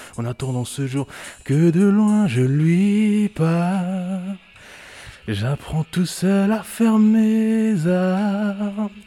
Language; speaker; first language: French; early bilingual, other home language; Haitian Creole